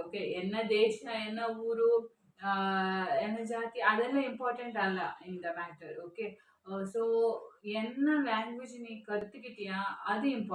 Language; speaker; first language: Tamil; non-native, learner; Kannada